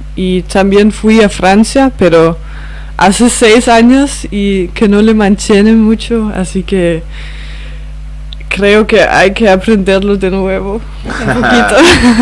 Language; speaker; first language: Spanish; non-native, fluent; Danish